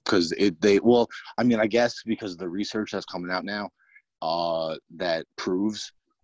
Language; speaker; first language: English; native; English